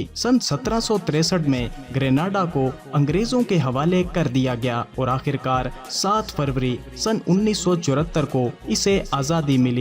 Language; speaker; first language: Urdu; native; Urdu